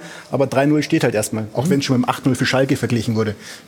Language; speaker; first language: German; native; German